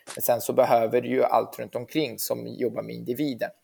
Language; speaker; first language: Swedish; early bilingual, heritage; Swedish